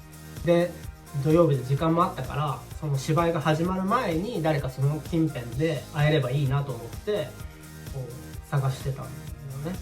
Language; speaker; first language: Japanese; native; Japanese